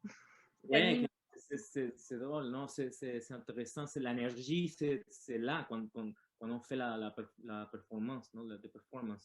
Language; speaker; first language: French; non-native, learner; Spanish